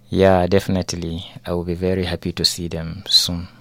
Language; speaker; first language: English; non-native, local second language; Hausa